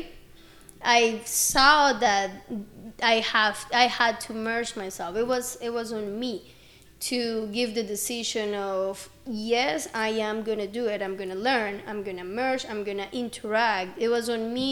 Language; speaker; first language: English; non-native, fluent; Spanish